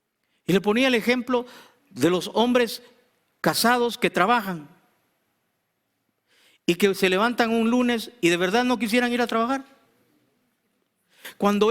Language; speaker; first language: Spanish; native; Spanish